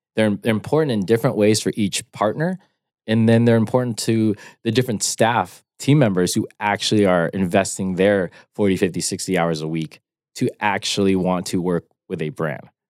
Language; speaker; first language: English; native; English